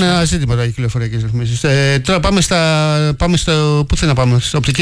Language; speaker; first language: Greek; native; Greek